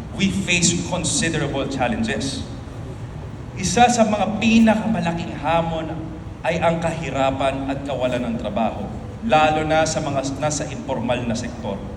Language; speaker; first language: Filipino; native; Filipino